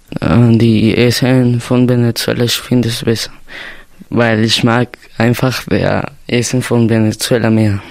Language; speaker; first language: German; non-native, learner; Spanish